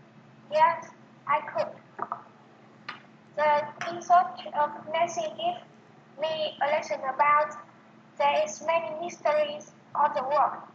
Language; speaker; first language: English; non-native, learner; Vietnamese